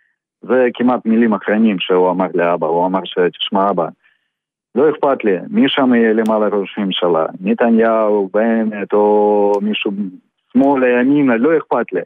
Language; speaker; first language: Hebrew; non-native, fluent; Russian